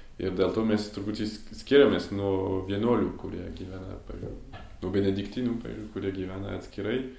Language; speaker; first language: Lithuanian; non-native, fluent; French